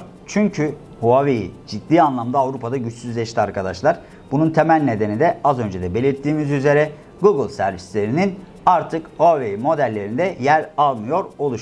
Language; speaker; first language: Turkish; native; Turkish